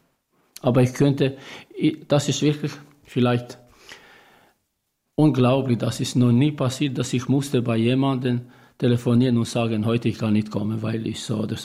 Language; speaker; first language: German; non-native, learner; Albanian